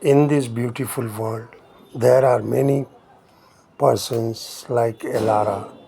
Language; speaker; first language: English; non-native, local second language; Hindi